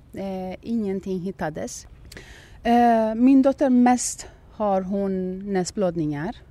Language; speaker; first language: Swedish; non-native, fluent; Persian